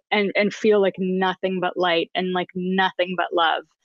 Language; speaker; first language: English; native; English